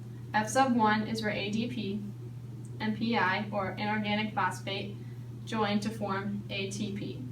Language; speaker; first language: English; native; English